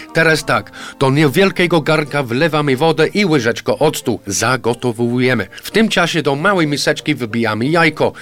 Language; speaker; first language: Polish; non-native, fluent; English